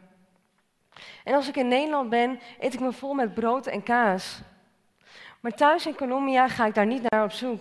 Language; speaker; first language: Dutch; native; Dutch